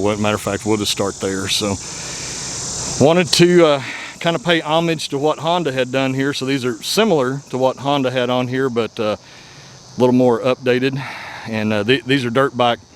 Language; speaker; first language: English; native; English